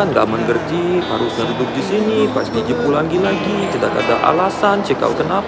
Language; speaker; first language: Indonesian; non-native, learner; Russian